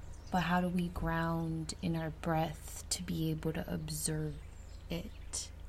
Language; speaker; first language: English; early bilingual, other home language; Spanish